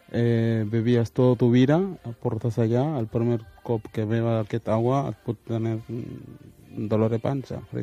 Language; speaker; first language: Catalan; non-native, fluent; Wolof